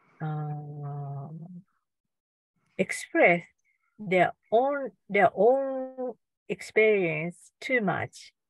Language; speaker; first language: English; non-native, learner; Japanese